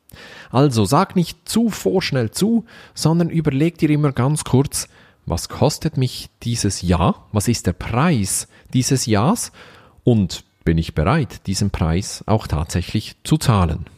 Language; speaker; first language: German; native; German